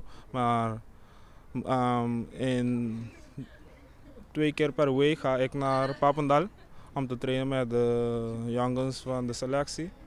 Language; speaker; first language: Dutch; non-native, local second language; Papiamento